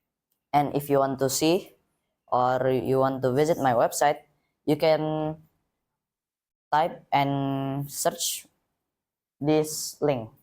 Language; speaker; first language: English; non-native, learner; Indonesian